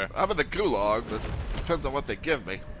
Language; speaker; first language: English; native; English